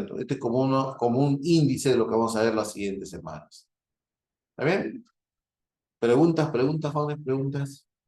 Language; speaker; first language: Spanish; native; Spanish